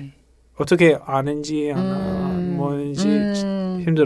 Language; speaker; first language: Korean; non-native, learner; English